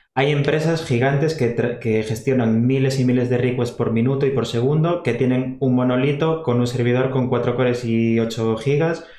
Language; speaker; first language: Spanish; native; Spanish